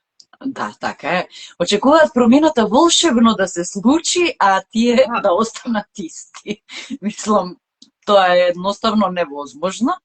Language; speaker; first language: Macedonian; native; Macedonian